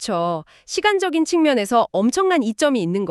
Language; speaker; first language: Korean; native; Korean